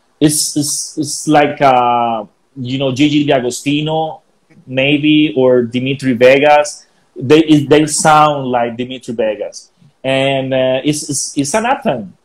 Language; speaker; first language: English; non-native, fluent; Spanish